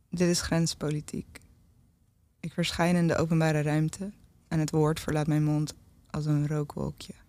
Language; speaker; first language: Dutch; native; Dutch